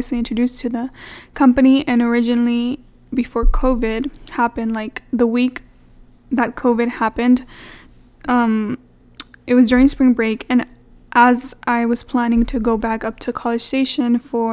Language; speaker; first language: English; native; English